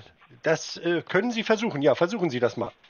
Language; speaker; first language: German; native; German